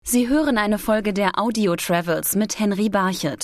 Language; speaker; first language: German; native; German